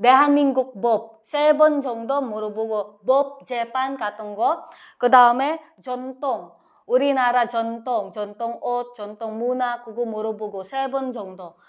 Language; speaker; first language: Korean; non-native, fluent; Filipino